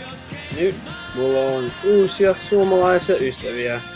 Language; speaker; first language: Finnish; non-native, learner; English